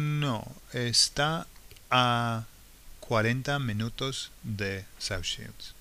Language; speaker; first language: Spanish; non-native, fluent; English